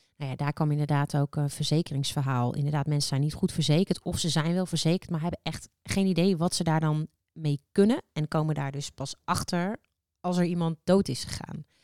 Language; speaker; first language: Dutch; native; Dutch